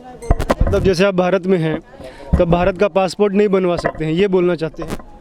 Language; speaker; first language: Hindi; native; Hindi